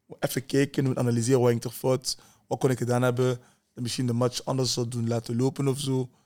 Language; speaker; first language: Dutch; native; Dutch